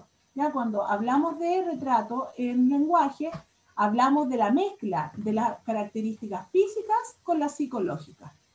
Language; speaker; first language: Spanish; native; Spanish